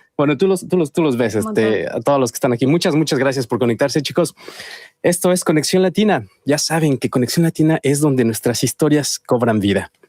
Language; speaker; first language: Spanish; native; Spanish